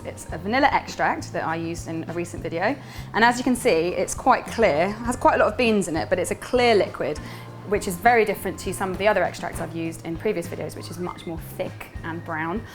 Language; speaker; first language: English; native; English